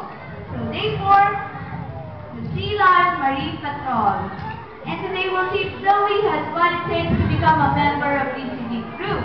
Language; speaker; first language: English; non-native, local second language; Filipino